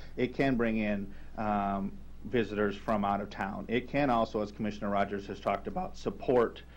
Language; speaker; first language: English; native; English